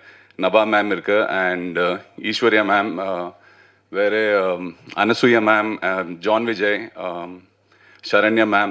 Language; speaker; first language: Tamil; non-native, fluent; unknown